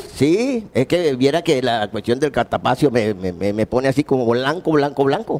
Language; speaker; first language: Spanish; native; Spanish